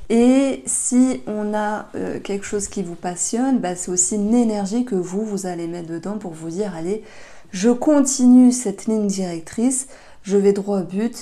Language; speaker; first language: French; native; French